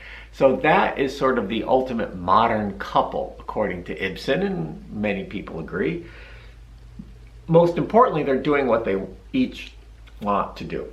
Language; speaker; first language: English; native; English